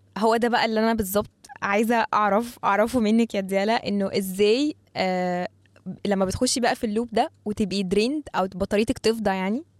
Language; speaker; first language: Arabic; native; Arabic